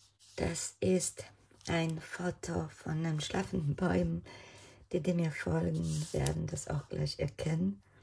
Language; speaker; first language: German; non-native, fluent; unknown